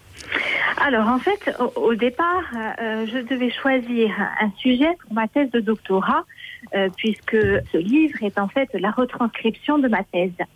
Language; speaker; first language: French; native; French